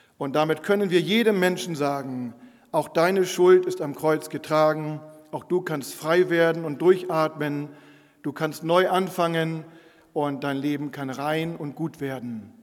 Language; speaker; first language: German; non-native, local second language; Low German